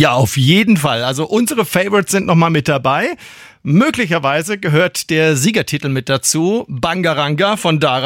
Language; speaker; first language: German; native; German